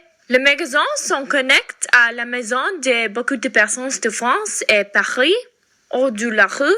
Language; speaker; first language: French; non-native, learner; English